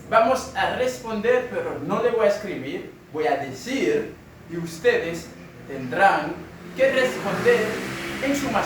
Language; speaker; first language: Spanish; non-native, fluent; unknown